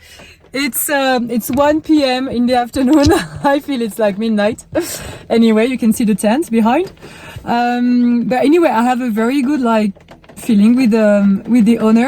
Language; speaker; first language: English; non-native, fluent; French